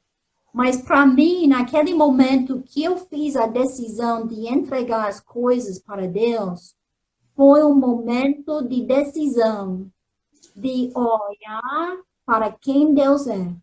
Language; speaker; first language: Portuguese; non-native, fluent; English